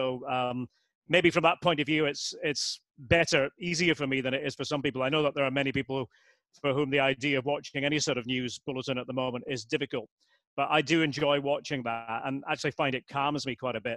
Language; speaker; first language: English; native; English